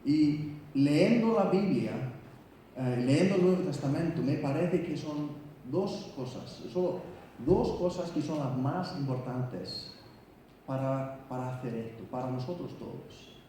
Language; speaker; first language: Spanish; non-native, fluent; Icelandic